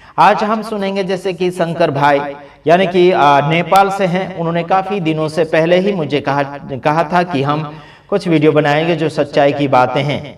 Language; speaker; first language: Hindi; non-native, local second language; Gujarati